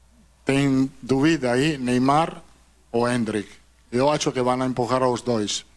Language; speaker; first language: Portuguese; non-native, learner; Italian